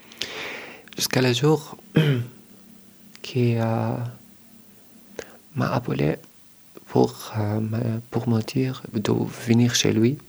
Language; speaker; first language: French; non-native, learner; Arabic